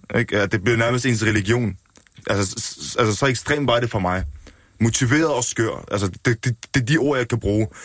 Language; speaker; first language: Danish; early bilingual, other home language; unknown